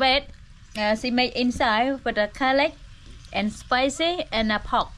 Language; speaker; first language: English; non-native, local second language; Khmer